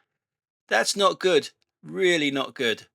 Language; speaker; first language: English; native; English